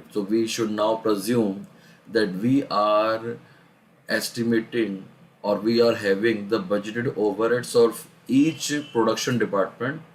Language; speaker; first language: English; non-native, local second language; Hindi